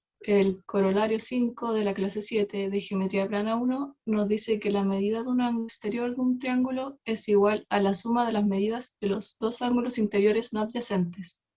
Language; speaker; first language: Spanish; native; Spanish